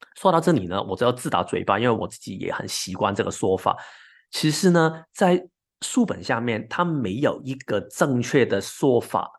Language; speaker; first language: Chinese; non-native, local second language; Cantonese